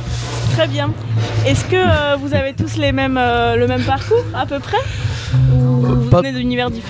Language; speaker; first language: French; native; French